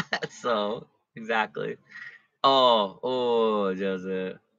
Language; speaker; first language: English; native; English